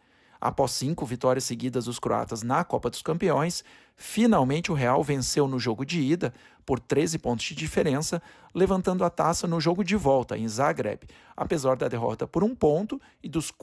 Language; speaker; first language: Portuguese; native; Portuguese